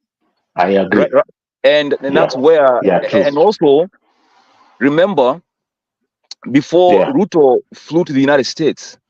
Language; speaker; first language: English; non-native, local second language; Swahili